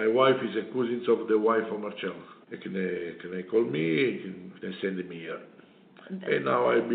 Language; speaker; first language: English; non-native, learner; Italian